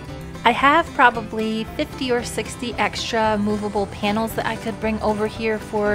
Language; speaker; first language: English; native; English